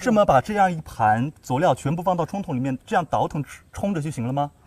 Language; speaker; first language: Chinese; native; Chinese